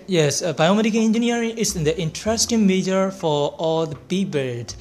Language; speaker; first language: English; non-native, learner; Burmese